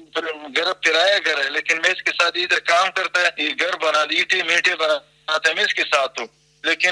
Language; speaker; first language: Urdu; non-native, fluent; Pashto